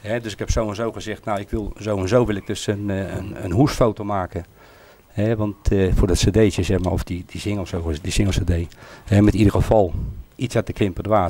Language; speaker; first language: Dutch; native; Dutch